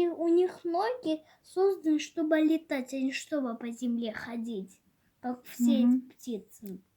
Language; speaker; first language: Russian; native; Russian